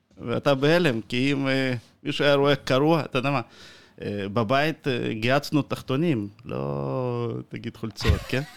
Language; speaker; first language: Hebrew; non-native, fluent; Russian